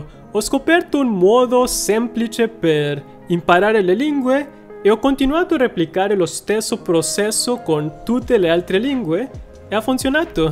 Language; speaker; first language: Italian; non-native, fluent; Spanish